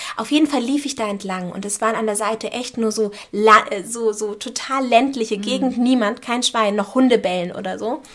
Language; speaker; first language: German; native; German